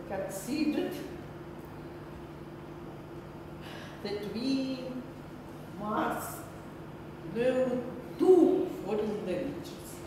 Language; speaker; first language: English; non-native, learner; Russian